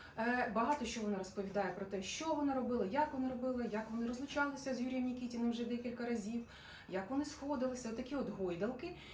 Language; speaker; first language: Ukrainian; non-native, local second language; Russian